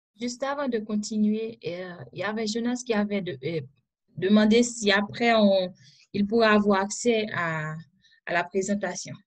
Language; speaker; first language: French; non-native, local second language; Haitian Creole